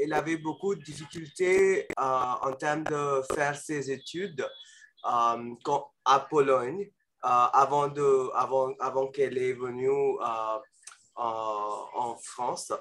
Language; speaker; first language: French; non-native, fluent; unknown